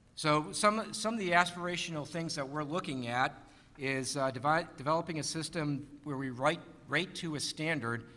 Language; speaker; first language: English; native; English